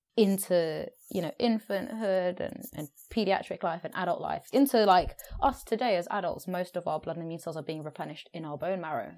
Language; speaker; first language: English; native; English